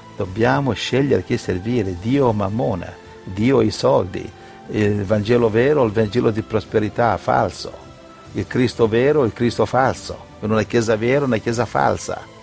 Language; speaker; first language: Italian; native; Italian